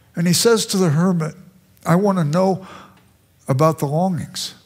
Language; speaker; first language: English; native; English